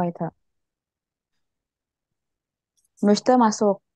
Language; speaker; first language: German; non-native, fluent; Indonesian